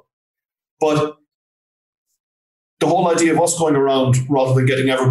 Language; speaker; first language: English; native; English